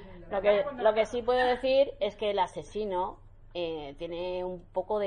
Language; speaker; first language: Spanish; native; Spanish